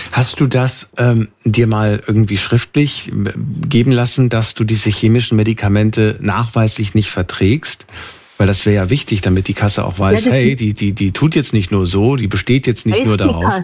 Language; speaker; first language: German; native; German